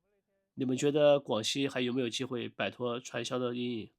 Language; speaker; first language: Chinese; native; Chinese